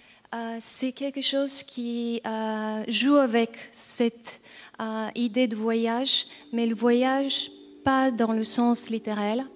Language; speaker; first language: French; non-native, fluent; Bulgarian